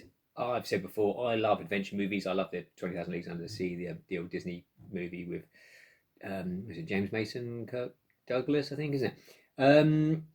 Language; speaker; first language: English; native; English